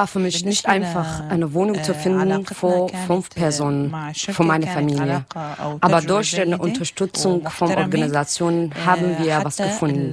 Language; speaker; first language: German; non-native, learner; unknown